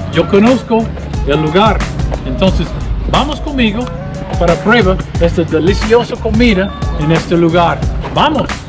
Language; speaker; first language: Spanish; non-native, learner; English